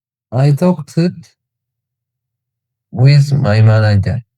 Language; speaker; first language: English; non-native, learner; Tigrinya